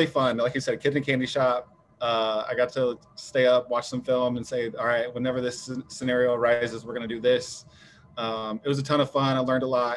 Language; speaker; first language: English; native; English